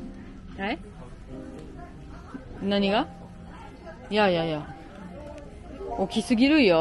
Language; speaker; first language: Japanese; non-native, fluent; French